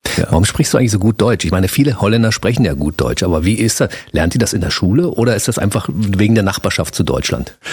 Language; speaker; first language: German; native; German